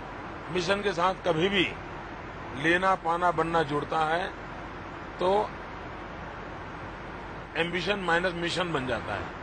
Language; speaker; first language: Hindi; non-native, local second language; Gujarati